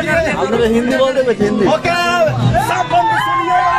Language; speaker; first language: Hindi; non-native, learner; Bangla